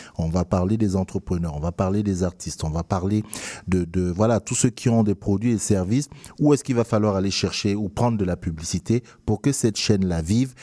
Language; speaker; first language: French; non-native, local second language; Duala